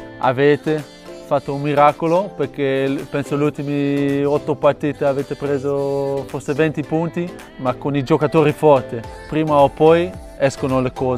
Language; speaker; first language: Italian; non-native, fluent; Dutch